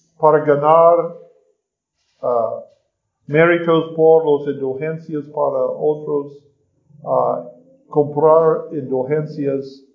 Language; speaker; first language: Spanish; non-native, learner; English